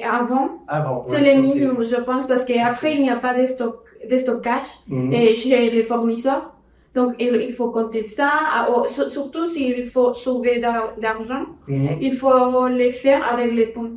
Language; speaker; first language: French; non-native, learner; Spanish